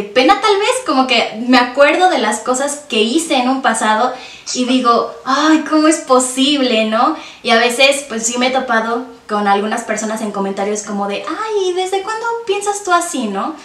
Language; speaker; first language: Spanish; native; Spanish